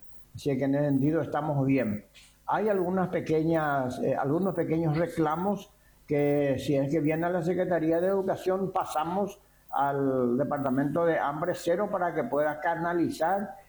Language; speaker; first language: Spanish; native; Spanish